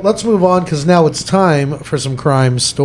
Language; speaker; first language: English; native; English